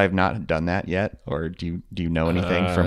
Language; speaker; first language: English; native; English